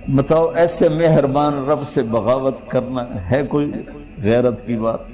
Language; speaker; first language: Urdu; non-native, local second language; Punjabi